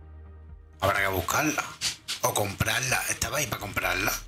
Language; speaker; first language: Spanish; native; Spanish